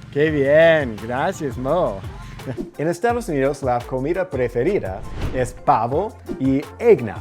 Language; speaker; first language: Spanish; non-native, fluent; English